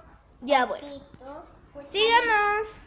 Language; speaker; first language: Spanish; native; Spanish